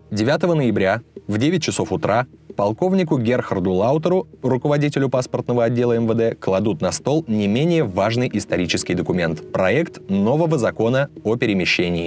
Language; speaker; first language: Russian; native; Russian